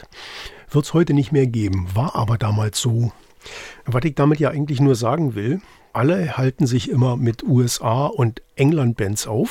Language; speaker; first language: German; native; German